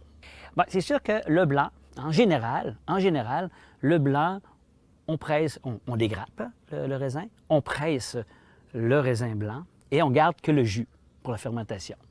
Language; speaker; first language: French; native; French